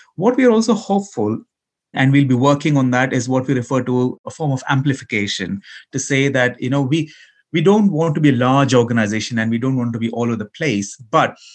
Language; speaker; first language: English; non-native, local second language; Malayalam